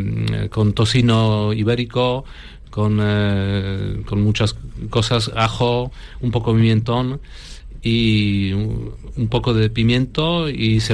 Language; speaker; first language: Spanish; non-native, fluent; Polish